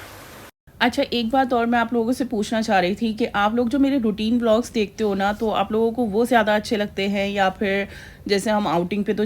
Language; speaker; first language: Hindi; native; Hindi